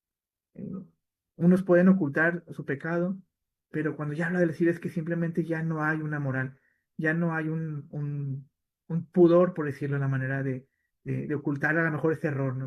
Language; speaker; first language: Spanish; native; Spanish